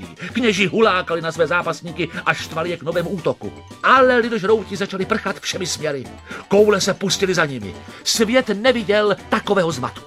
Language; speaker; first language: Czech; native; Czech